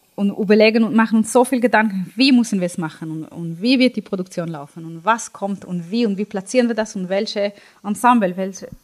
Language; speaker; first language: German; non-native, fluent; Hebrew